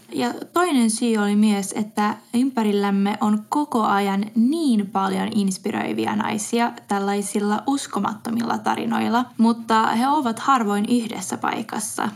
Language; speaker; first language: Finnish; non-native, local second language; Swedish